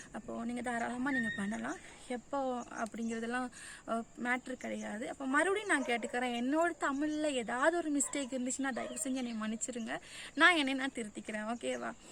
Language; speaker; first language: Tamil; non-native, local second language; Malayalam